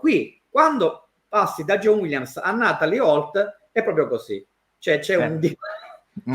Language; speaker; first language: Italian; native; Italian